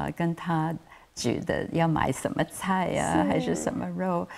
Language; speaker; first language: Chinese; non-native, fluent; English